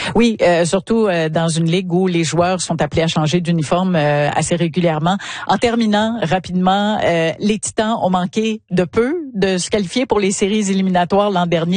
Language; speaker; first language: French; native; French